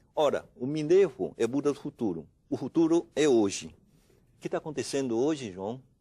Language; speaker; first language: Portuguese; non-native, fluent; Chinese